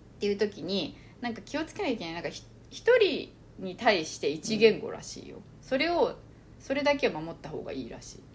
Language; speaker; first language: Japanese; early bilingual, other home language; Chinese